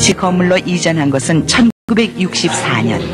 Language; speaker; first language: Korean; native; Korean